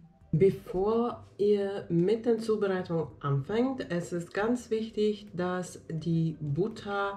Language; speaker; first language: German; non-native, fluent; Finnish